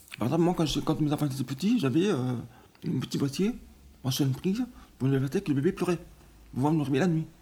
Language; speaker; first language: French; native; French